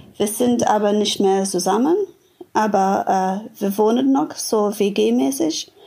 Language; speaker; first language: German; non-native, fluent; English